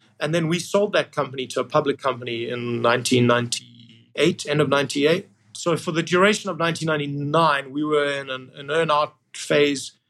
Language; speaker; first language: English; native; English